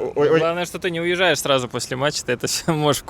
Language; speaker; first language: Russian; native; Russian